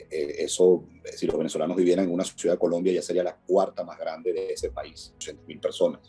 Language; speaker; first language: Spanish; native; Spanish